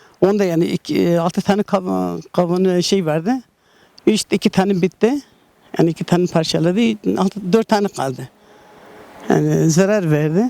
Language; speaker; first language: Turkish; non-native, local second language; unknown